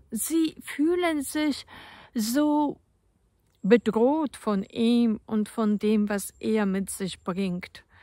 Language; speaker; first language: German; non-native, fluent; Polish